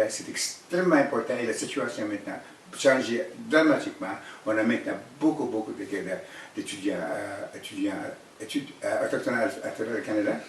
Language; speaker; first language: French; non-native, fluent; Cree